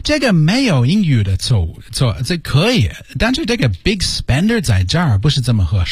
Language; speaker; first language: Chinese; non-native, learner; English